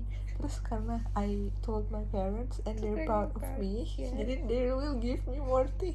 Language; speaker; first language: English; non-native, local second language; Indonesian